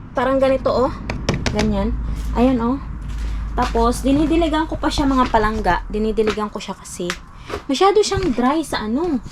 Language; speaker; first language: Filipino; non-native, local second language; Cebuano